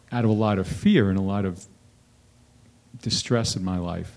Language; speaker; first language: English; native; English